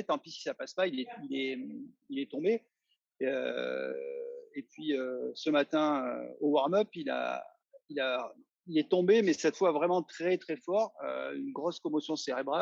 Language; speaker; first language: French; native; French